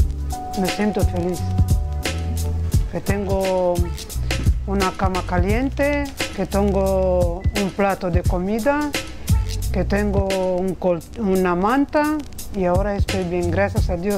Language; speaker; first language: Spanish; non-native, learner; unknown